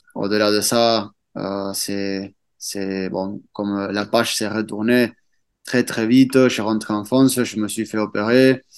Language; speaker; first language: French; non-native, fluent; Spanish